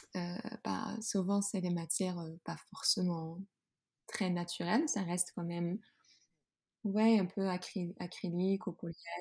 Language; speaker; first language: French; non-native, fluent; Dutch